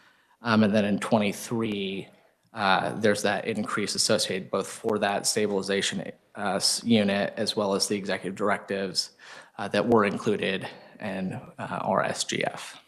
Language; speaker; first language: English; native; English